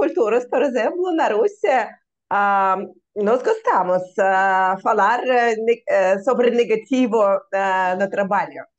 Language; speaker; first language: Portuguese; non-native, learner; Russian